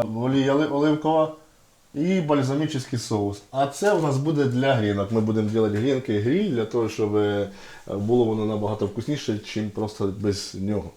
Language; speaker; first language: Ukrainian; non-native, local second language; Russian